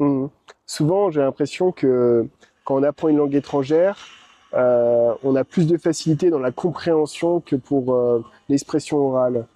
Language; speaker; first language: French; native; French